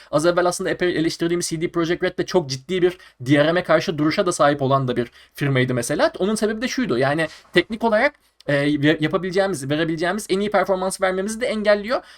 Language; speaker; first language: Turkish; native; Turkish